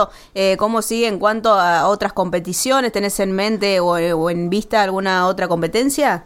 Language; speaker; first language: Spanish; native; Spanish